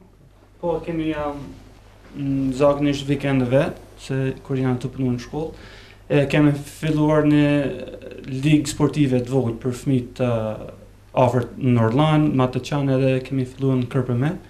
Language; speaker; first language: Albanian; early bilingual, other home language; English